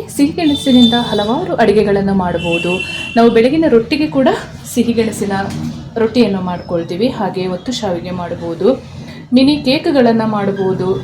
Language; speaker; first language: Kannada; non-native, local second language; Kodava